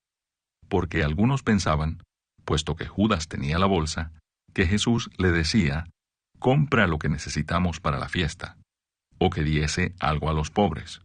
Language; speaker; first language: Spanish; native; Spanish